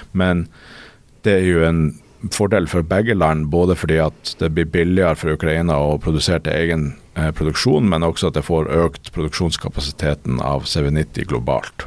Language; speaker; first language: Norwegian; native; Norwegian